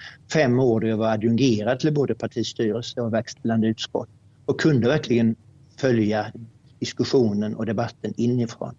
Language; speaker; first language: Swedish; native; Swedish